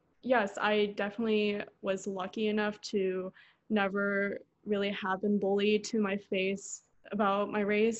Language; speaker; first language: English; early bilingual, other home language; Korean